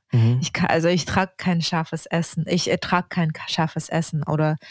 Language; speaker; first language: German; non-native, fluent; Russian